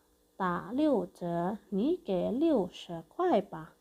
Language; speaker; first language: Chinese; non-native, fluent; Indonesian